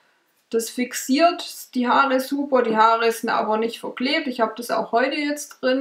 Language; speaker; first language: German; native; German